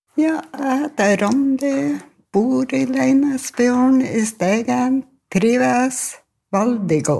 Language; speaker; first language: Norwegian; native; Norwegian